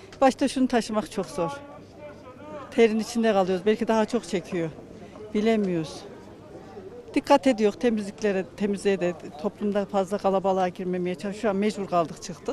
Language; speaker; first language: Turkish; native; Turkish